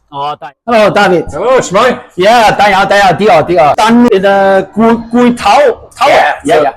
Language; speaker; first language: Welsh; non-native, local second language; English